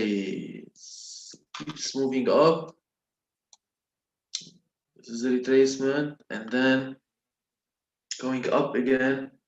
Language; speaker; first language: English; non-native, local second language; Arabic